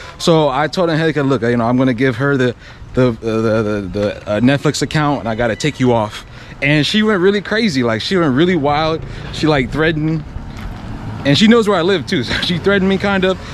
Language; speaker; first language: English; native; English